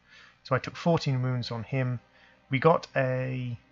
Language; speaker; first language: English; native; English